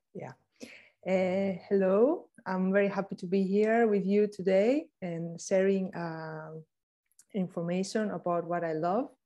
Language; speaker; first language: English; non-native, fluent; Greek